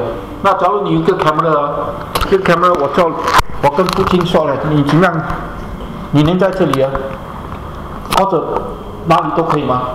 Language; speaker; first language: Chinese; native; Chinese